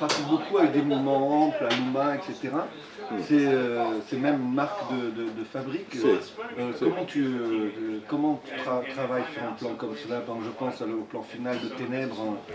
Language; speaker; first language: French; native; French